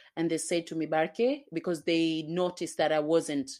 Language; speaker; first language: English; non-native, local second language; Swahili